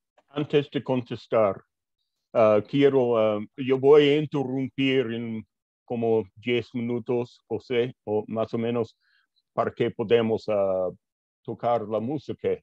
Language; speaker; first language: Spanish; non-native, fluent; English